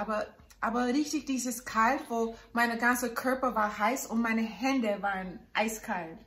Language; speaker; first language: German; non-native, fluent; English